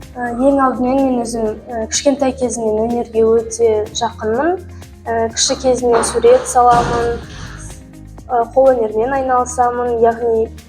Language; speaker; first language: Kazakh; native; Kazakh